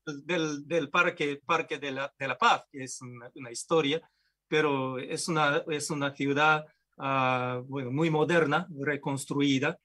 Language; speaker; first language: Spanish; non-native, fluent; Japanese